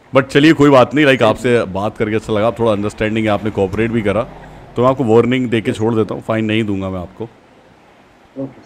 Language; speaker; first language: Hindi; native; Hindi